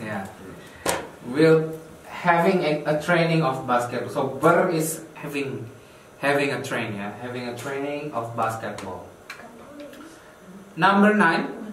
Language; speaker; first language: English; non-native, fluent; Indonesian